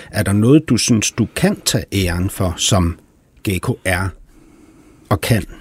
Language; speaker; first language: Danish; early bilingual, heritage; Danish